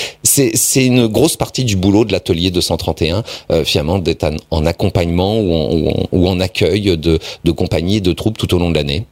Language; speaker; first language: French; native; French